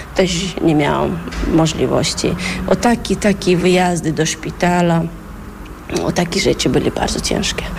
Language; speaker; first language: Polish; non-native, fluent; Chechen